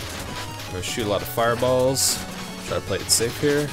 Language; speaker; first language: English; native; English